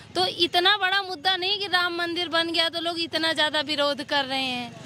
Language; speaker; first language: Hindi; native; Hindi